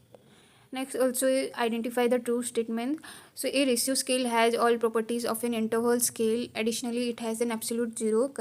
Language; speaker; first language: English; non-native, local second language; Hindi